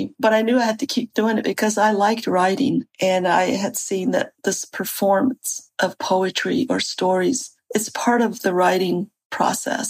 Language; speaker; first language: English; early bilingual, other home language; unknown